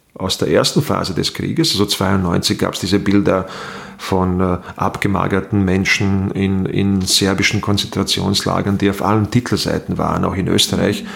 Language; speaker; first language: German; non-native, fluent; Bosnian